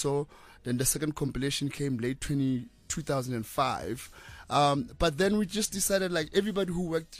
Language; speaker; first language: English; non-native, local second language; Southern Sotho